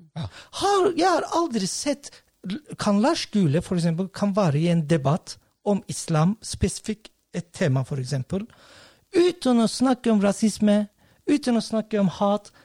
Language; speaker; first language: Norwegian; non-native, fluent; Turkish